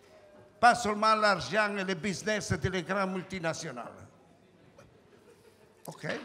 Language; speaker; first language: French; non-native, fluent; Italian